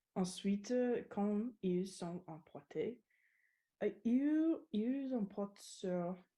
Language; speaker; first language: French; non-native, learner; English